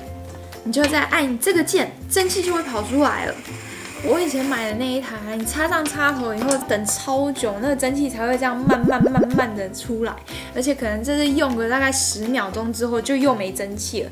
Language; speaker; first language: Chinese; native; Chinese